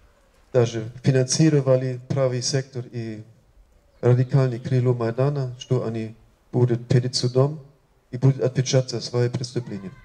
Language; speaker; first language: Russian; non-native, fluent; German